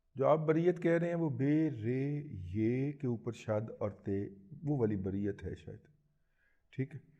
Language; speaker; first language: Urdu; native; Urdu